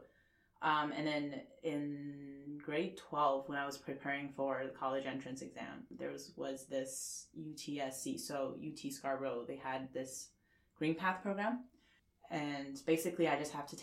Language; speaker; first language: English; non-native, fluent; Chinese